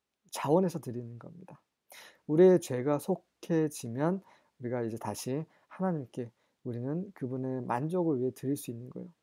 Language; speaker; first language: Korean; native; Korean